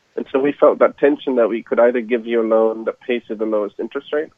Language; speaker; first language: English; non-native, fluent; German